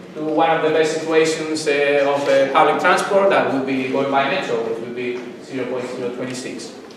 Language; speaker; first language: English; non-native, fluent; Spanish